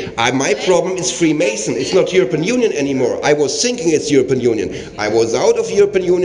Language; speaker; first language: English; non-native, learner; German